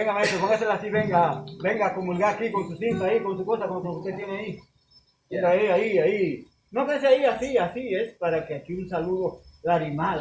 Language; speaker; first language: Spanish; native; Spanish